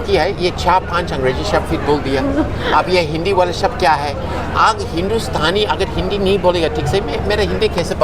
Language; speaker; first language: Hindi; non-native, learner; English